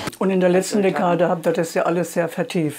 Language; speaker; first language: German; native; German